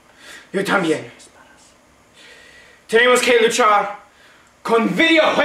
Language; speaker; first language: Spanish; non-native, learner; English